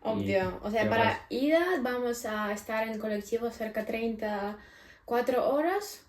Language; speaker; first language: Spanish; non-native, fluent; Ukrainian